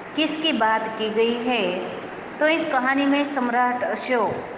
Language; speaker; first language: Hindi; non-native, local second language; Gujarati